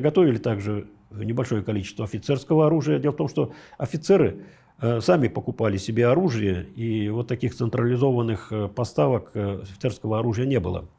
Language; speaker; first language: Russian; native; Russian